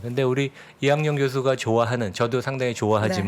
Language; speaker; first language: Korean; native; Korean